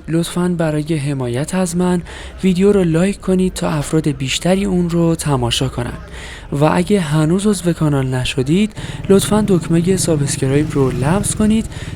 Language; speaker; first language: Persian; native; Persian